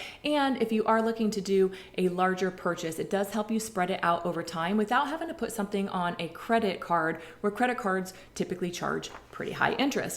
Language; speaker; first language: English; native; English